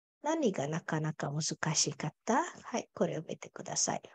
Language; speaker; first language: Japanese; non-native, fluent; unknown